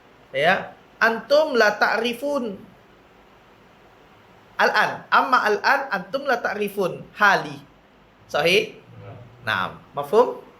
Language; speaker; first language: Arabic; non-native, fluent; Indonesian